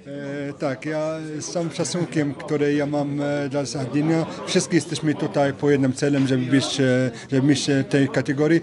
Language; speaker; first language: Polish; non-native, fluent; French